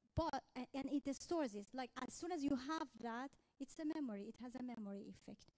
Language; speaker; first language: English; non-native, fluent; Persian